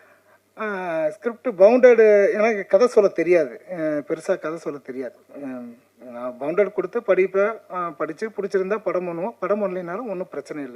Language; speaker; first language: Tamil; native; Tamil